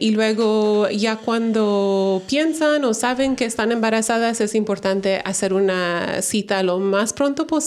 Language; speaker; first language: Spanish; early bilingual, heritage; Spanish